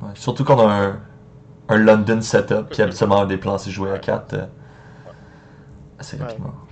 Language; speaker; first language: French; native; French